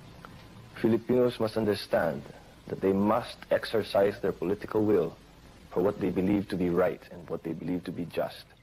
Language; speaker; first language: English; non-native, fluent; Filipino